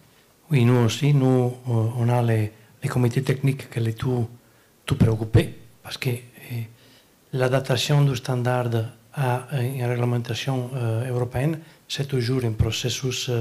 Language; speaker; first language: French; non-native, learner; Italian